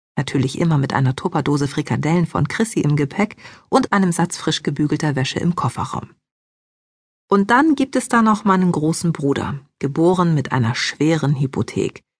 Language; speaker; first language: German; early bilingual, other home language; Greek